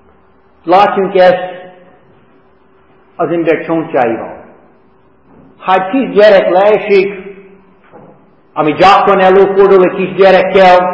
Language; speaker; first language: Hungarian; non-native, fluent; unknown